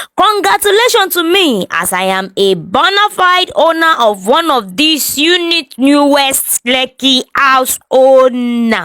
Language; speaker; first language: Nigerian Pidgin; non-native, local second language; Yoruba